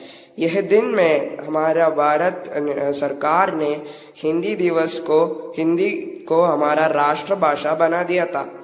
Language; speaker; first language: Hindi; non-native, local second language; Malayalam